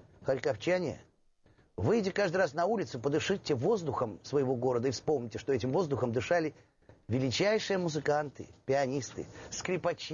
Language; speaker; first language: Russian; native; Russian